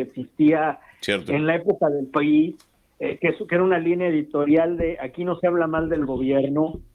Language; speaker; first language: Spanish; native; Spanish